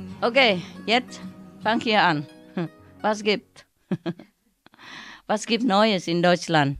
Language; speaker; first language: German; non-native, learner; Vietnamese